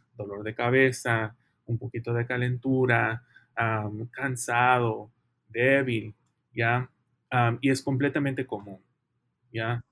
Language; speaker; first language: Spanish; early bilingual, heritage; Spanish